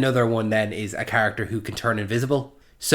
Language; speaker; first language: English; native; English